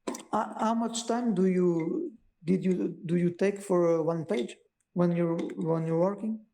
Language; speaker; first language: English; non-native, learner; Portuguese